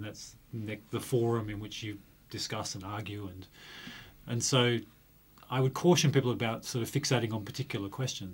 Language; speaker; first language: English; native; English